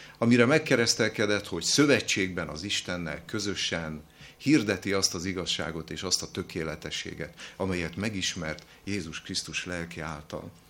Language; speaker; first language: Hungarian; native; Hungarian